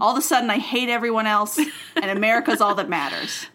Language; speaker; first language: English; native; English